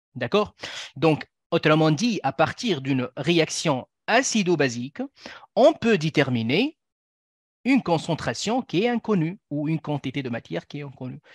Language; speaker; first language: French; non-native, local second language; Arabic